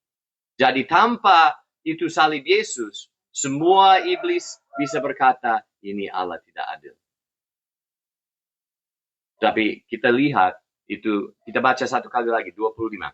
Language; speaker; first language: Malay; non-native, fluent; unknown